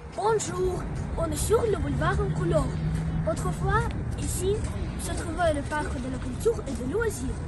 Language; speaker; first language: French; non-native, learner; Russian